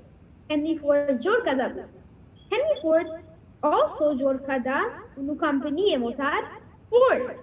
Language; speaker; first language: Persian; early bilingual, heritage; Persian